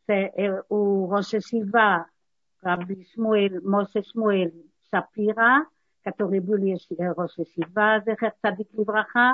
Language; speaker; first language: Russian; non-native, learner; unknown